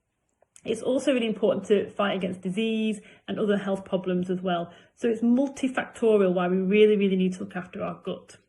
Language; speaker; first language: English; native; English